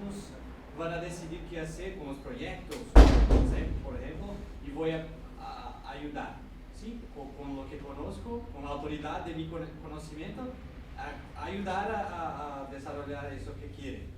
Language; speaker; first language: Spanish; non-native, fluent; Portuguese